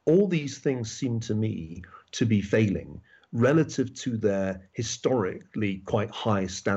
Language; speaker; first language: English; native; English